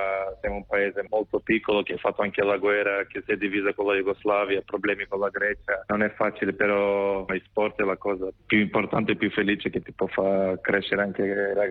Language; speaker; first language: Italian; non-native, fluent; Macedonian